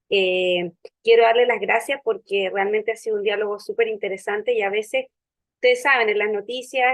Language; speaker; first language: Spanish; native; Spanish